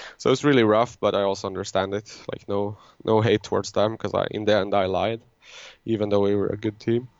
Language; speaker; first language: English; non-native, fluent; Swedish